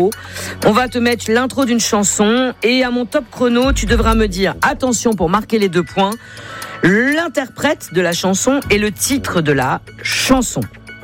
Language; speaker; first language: French; native; French